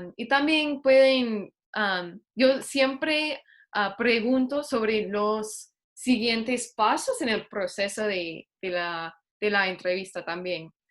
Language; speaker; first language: Spanish; non-native, fluent; English